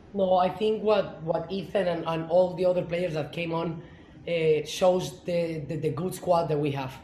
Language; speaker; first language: English; non-native, fluent; Spanish